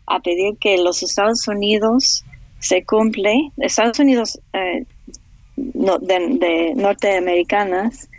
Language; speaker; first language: Spanish; non-native, fluent; English